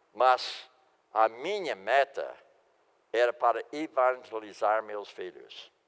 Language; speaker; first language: Portuguese; non-native, fluent; English